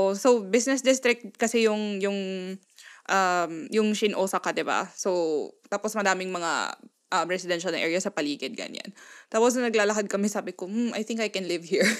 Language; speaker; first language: Filipino; non-native, local second language; Pampanga